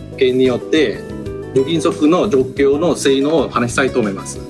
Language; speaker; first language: Japanese; non-native, fluent; Malay